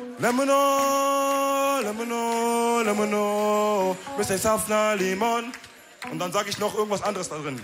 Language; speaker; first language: German; early bilingual, other home language; Wolof